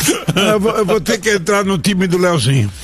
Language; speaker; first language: Portuguese; native; Portuguese